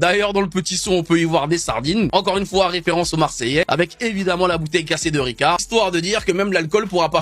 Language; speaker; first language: French; native; French